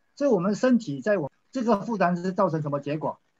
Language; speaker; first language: Chinese; native; Chinese